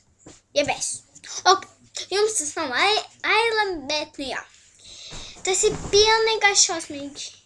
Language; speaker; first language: Latvian; early bilingual, heritage; Latvian